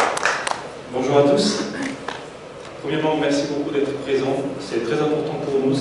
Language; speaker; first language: French; native; French